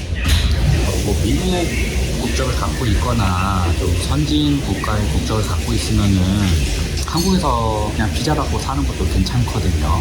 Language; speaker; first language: Korean; native; Korean